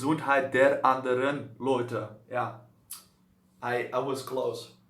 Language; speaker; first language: German; non-native, learner; Dutch